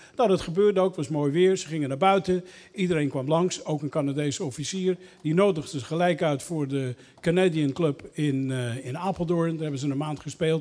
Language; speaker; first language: Dutch; native; Dutch